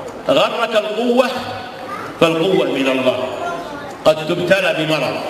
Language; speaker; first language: Arabic; native; Arabic